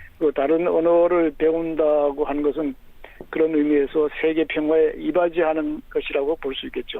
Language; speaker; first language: Korean; native; Korean